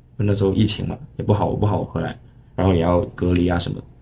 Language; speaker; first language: Chinese; non-native, local second language; Cantonese